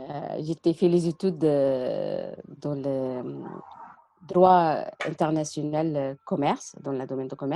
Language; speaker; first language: French; non-native, learner; Arabic